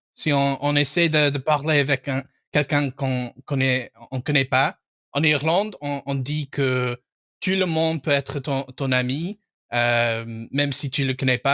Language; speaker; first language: French; non-native, fluent; English